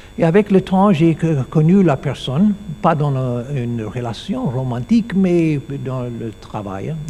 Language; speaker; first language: French; non-native, learner; English